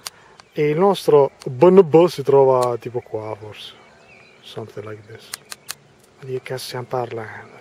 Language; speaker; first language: Italian; early bilingual, other home language; Albanian